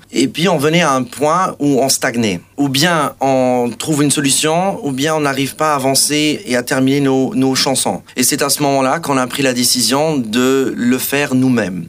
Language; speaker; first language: French; non-native, local second language; Portuguese